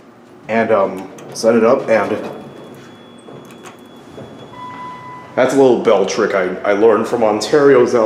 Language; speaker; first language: English; native; English